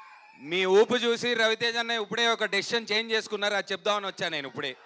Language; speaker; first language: Telugu; native; Telugu